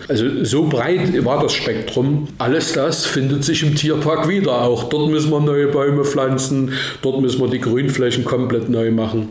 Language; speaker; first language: German; native; German